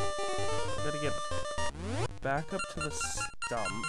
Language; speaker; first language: English; native; English